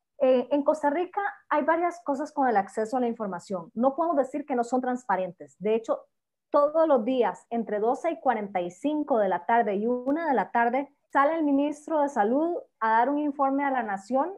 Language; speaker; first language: Spanish; native; Spanish